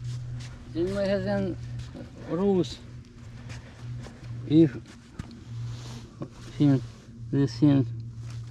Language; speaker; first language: English; non-native, learner; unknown